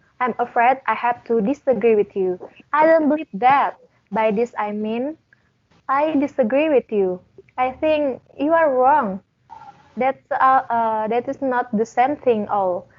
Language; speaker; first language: English; non-native, learner; Indonesian